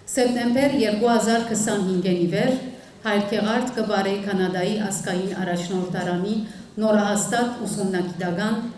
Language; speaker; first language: Armenian; early bilingual, heritage; Armenian